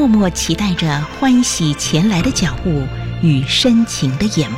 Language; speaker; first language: Chinese; native; Chinese